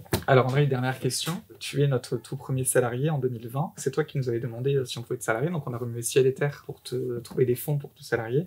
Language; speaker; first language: French; native; French